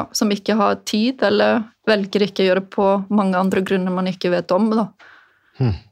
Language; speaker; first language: Norwegian; non-native, fluent; Icelandic